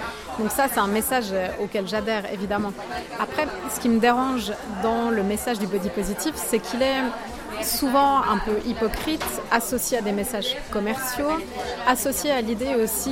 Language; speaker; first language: French; native; French